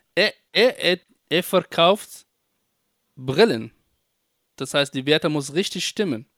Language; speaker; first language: German; non-native, fluent; Arabic